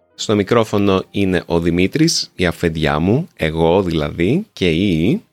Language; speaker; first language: Greek; native; Greek